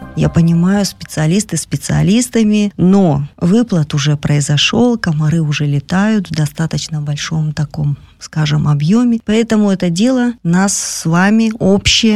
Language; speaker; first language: Russian; native; Russian